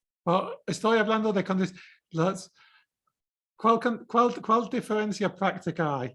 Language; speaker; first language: Spanish; non-native, fluent; English